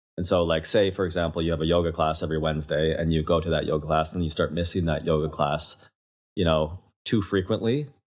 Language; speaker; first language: English; native; English